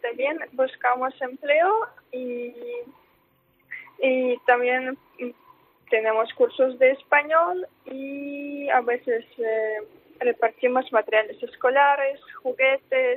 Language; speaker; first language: Spanish; non-native, fluent; Ukrainian